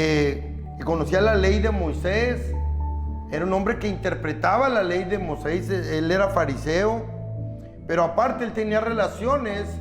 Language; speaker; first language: Spanish; native; Spanish